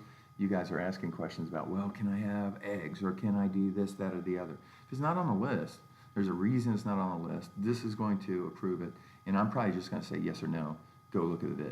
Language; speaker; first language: English; native; English